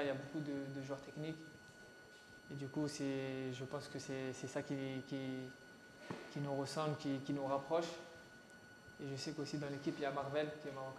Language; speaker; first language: French; early bilingual, other home language; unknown